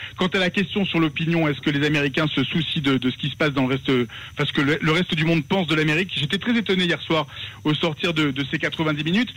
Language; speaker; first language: French; native; French